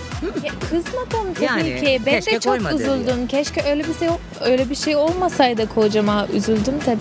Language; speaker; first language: Turkish; non-native, fluent; English